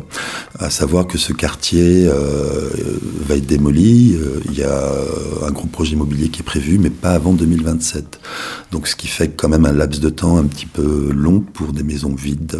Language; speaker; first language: French; native; French